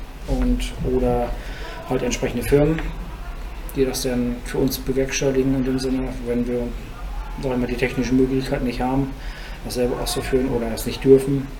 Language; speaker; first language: German; native; German